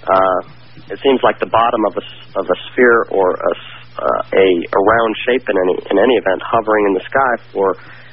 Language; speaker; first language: English; native; English